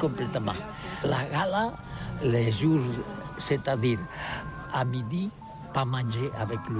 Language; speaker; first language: French; non-native, learner; Catalan